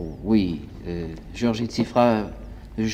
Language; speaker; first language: French; native; French